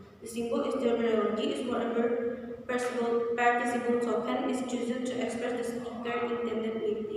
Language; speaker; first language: English; non-native, learner; Indonesian